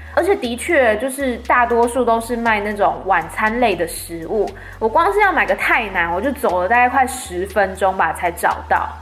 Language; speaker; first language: Chinese; native; Chinese